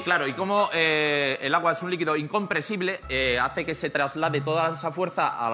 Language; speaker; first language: Spanish; native; Spanish